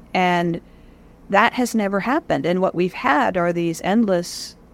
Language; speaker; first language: English; native; English